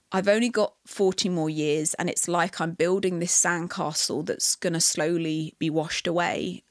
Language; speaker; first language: English; native; English